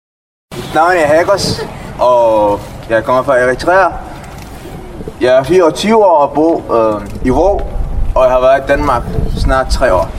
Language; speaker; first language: Danish; non-native, learner; Tigrinya